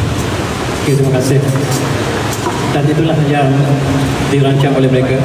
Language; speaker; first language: Malay; native; Malay